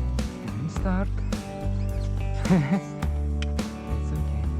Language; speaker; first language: English; non-native, learner; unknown